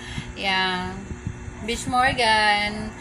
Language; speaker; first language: German; non-native, learner; English